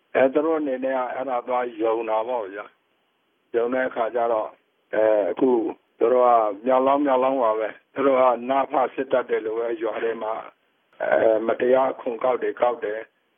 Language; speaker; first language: Burmese; non-native, local second language; S'gaw Karen